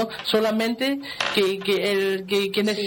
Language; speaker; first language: Spanish; non-native, fluent; German